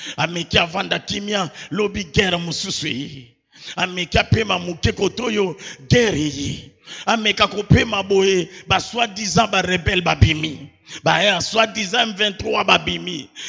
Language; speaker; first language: Lingala; native; Lingala